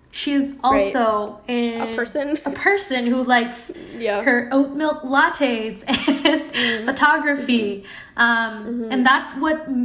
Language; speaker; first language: English; non-native, fluent; Indonesian